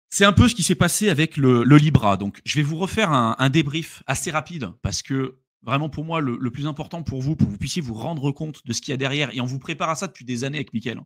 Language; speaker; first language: French; native; French